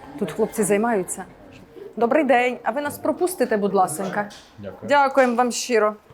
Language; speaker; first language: Ukrainian; native; Ukrainian